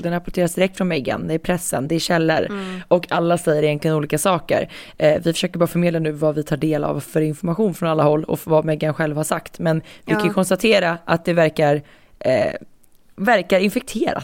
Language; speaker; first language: Swedish; native; Swedish